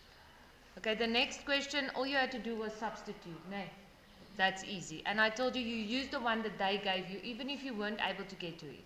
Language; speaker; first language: English; non-native, local second language; Afrikaans